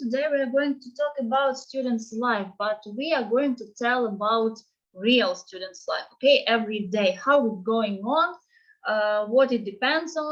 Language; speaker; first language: English; non-native, fluent; Ukrainian